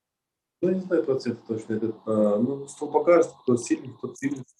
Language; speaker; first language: Russian; non-native, learner; Kazakh